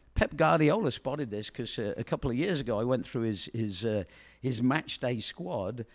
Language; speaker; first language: English; native; English